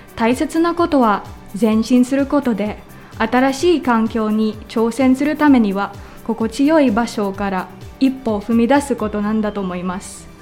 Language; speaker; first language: Japanese; non-native, learner; Filipino